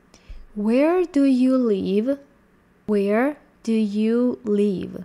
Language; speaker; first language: English; non-native, fluent; Georgian